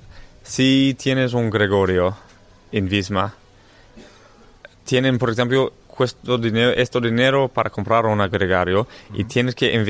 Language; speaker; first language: Spanish; non-native, learner; English